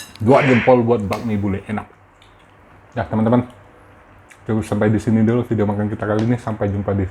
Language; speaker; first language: Indonesian; native; Indonesian